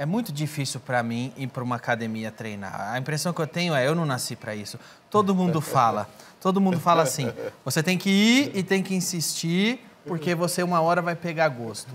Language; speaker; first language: Portuguese; native; Portuguese